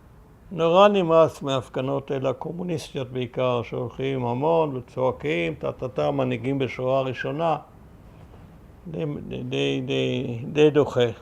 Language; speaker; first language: Hebrew; early bilingual, other home language; German